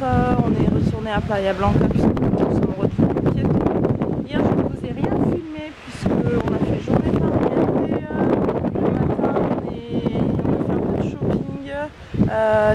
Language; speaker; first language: French; native; French